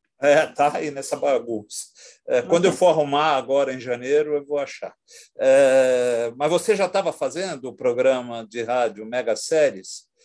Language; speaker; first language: Portuguese; native; Portuguese